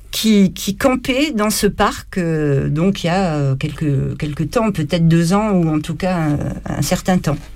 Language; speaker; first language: French; native; French